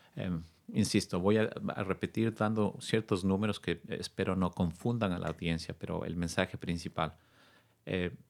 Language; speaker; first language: Spanish; native; Spanish